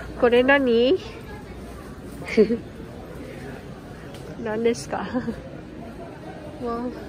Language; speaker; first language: Japanese; non-native, learner; Vietnamese